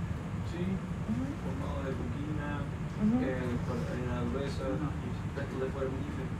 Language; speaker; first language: Spanish; native; Spanish